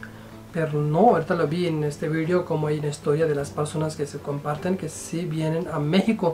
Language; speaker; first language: Spanish; non-native, fluent; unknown